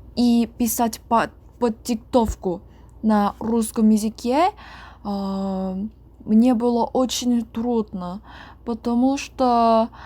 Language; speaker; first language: Russian; non-native, learner; Korean